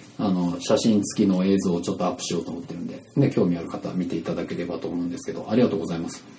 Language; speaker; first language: Japanese; native; Japanese